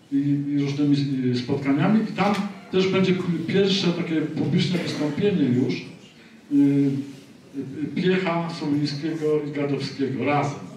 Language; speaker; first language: Polish; native; Polish